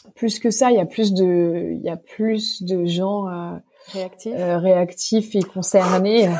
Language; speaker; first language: French; native; French